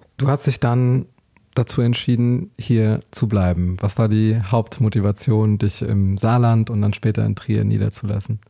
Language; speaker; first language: German; native; German